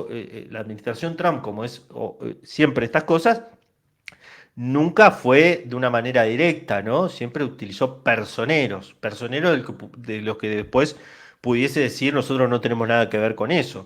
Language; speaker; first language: Spanish; native; Spanish